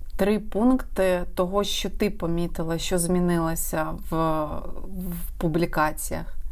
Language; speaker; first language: Ukrainian; non-native, local second language; Russian